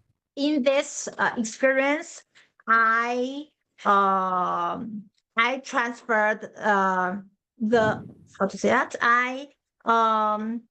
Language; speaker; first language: English; non-native, learner; Chinese